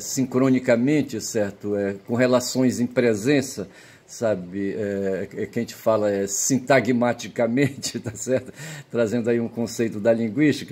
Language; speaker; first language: Portuguese; native; Portuguese